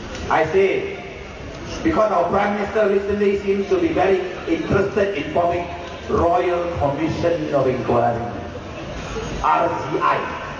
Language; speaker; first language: English; non-native, local second language; Chinese